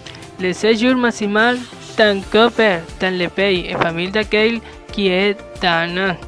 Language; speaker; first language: French; non-native, learner; Spanish